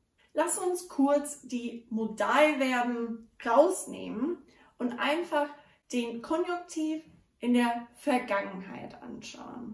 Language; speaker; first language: German; non-native, fluent; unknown